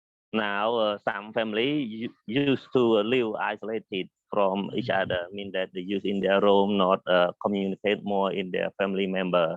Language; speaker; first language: English; non-native, learner; Khmer